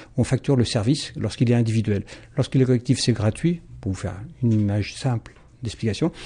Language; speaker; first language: French; native; French